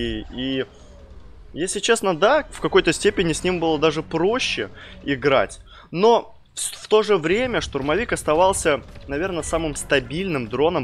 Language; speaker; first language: Russian; native; Russian